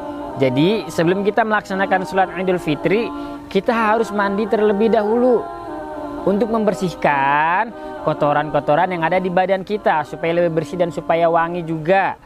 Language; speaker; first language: Indonesian; native; Indonesian